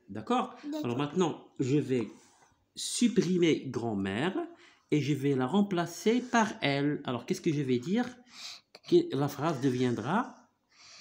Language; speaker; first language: French; non-native, local second language; Arabic